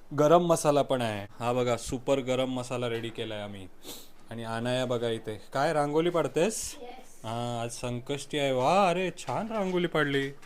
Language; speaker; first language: Marathi; native; Marathi